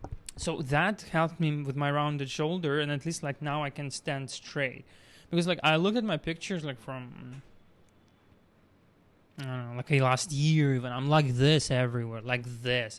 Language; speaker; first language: English; non-native, fluent; Russian